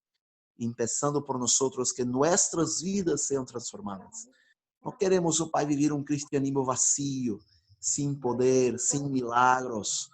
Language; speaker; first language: Spanish; non-native, fluent; Portuguese